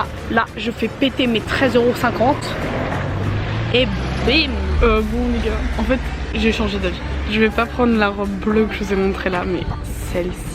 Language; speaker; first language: French; native; French